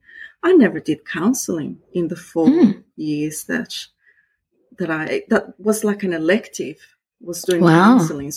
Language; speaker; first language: English; non-native, fluent; Spanish